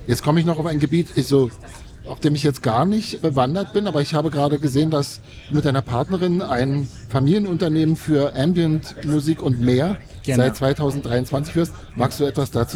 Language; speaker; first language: German; native; German